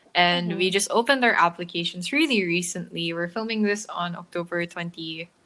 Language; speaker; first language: English; non-native, local second language; Filipino